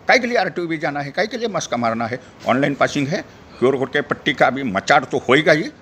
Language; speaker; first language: Hindi; non-native, local second language; Marathi